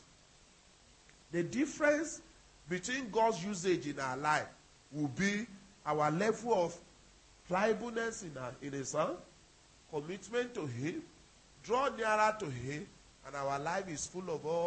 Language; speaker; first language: English; non-native, local second language; Yoruba